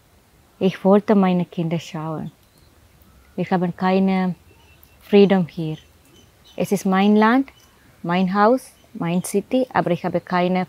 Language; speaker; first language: German; non-native, learner; Tamil